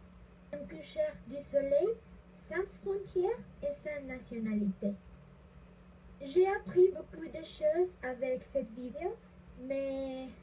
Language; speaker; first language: French; non-native, learner; Spanish